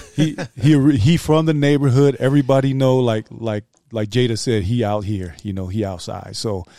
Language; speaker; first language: English; native; English